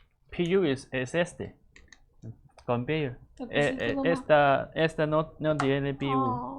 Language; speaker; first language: Spanish; non-native, learner; Chinese